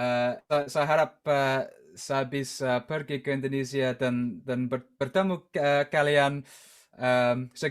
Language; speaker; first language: Indonesian; non-native, learner; English